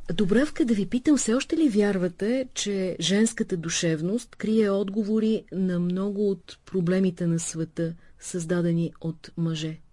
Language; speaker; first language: Bulgarian; native; Bulgarian